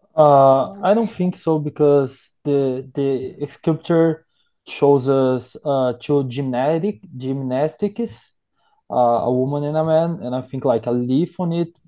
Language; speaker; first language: English; non-native, learner; Portuguese